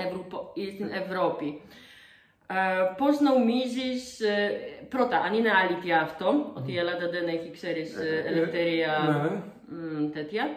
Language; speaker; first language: Greek; non-native, learner; Polish